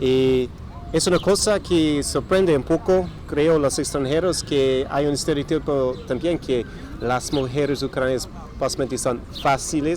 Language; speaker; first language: Spanish; non-native, fluent; English